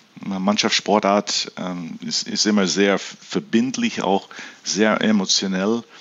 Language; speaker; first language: German; early bilingual, heritage; German